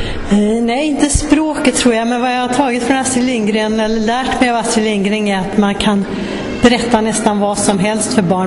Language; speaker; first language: Swedish; native; Swedish